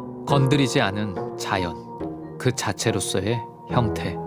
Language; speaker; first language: Korean; native; Korean